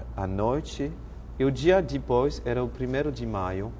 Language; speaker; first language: Portuguese; non-native, fluent; French